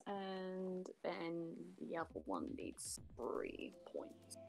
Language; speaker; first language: English; native; English